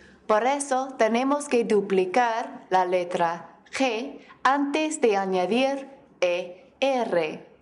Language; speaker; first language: Spanish; non-native, fluent; English